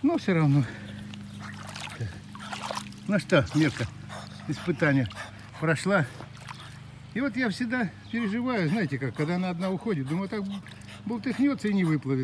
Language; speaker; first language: Russian; native; Russian